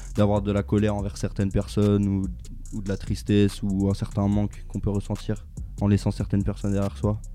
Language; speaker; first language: French; native; French